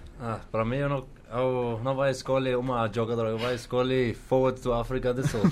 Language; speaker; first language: Portuguese; non-native, learner; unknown